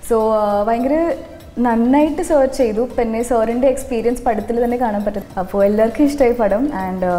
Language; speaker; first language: Malayalam; non-native, local second language; Hindi